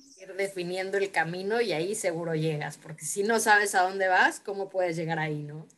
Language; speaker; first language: Spanish; native; Spanish